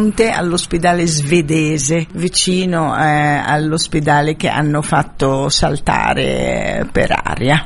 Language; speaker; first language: Italian; non-native, fluent; Arabic